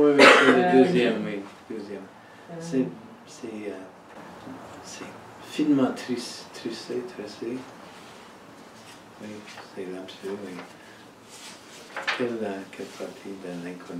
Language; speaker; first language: French; non-native, learner; English